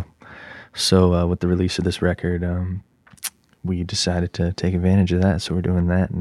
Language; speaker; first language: English; native; English